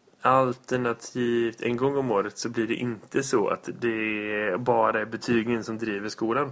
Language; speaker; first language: Swedish; native; Swedish